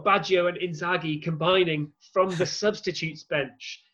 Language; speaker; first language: English; native; English